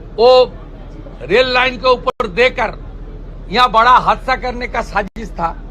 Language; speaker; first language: Hindi; non-native, local second language; Bangla